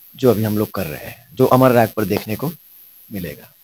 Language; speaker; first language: Hindi; non-native, local second language; Bhojpuri